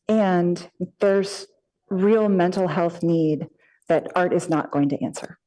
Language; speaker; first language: English; native; English